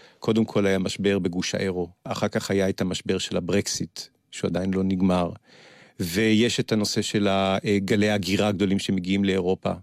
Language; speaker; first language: Hebrew; early bilingual, other home language; French